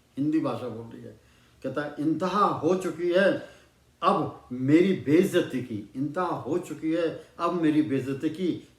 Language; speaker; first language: Hindi; non-native, local second language; Punjabi